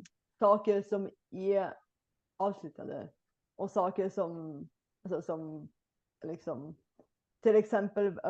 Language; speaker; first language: Swedish; non-native, fluent; Bulgarian